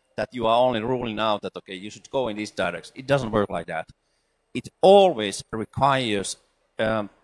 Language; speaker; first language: English; non-native, fluent; Finnish